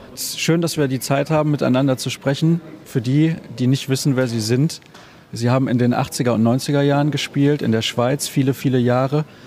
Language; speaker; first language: German; native; German